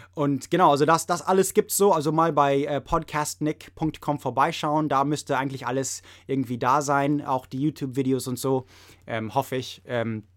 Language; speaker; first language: German; non-native, fluent; English